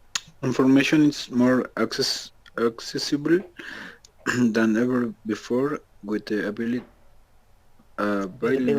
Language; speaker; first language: English; non-native, learner; Spanish